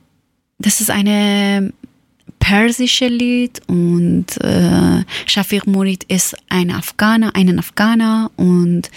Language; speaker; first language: German; non-native, learner; Persian